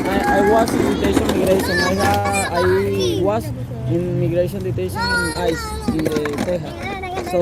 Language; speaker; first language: English; non-native, learner; Spanish